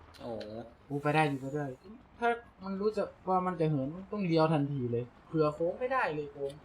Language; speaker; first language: Thai; native; Thai